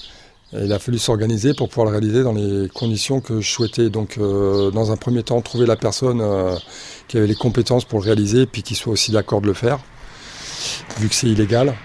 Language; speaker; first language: French; native; French